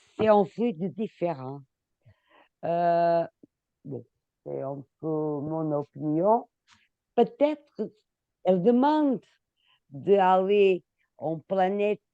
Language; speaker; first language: French; non-native, fluent; Portuguese